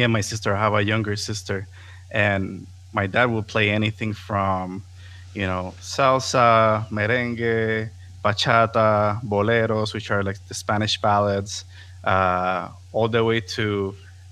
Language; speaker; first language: English; non-native, fluent; Spanish